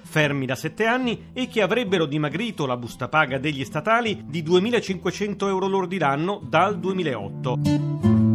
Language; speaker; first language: Italian; native; Italian